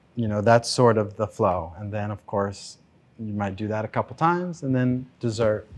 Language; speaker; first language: English; native; English